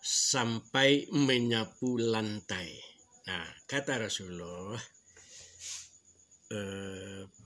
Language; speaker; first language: Indonesian; non-native, local second language; Minangkabau